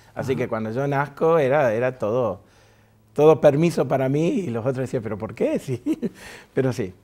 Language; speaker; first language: Spanish; native; Spanish